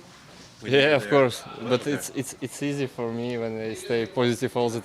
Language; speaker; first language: English; non-native, learner; Russian